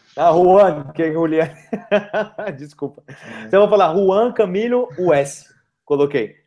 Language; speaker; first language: Portuguese; native; Portuguese